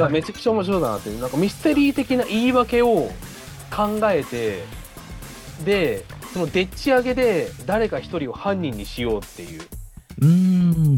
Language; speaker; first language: Japanese; native; Japanese